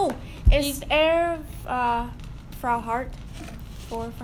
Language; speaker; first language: German; non-native, learner; English